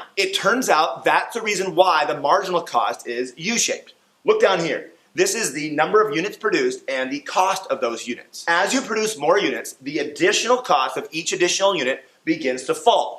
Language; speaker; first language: English; native; English